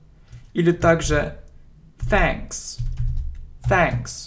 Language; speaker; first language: English; non-native, fluent; Russian